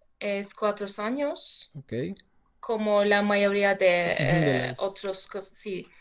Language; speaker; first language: Spanish; non-native, learner; Turkish